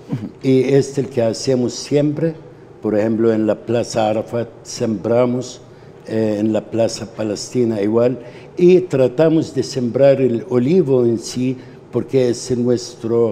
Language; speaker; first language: Spanish; non-native, fluent; Arabic